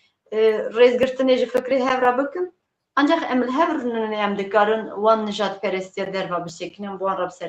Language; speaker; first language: Kurdish; native; Kurdish